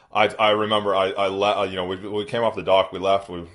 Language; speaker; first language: English; native; English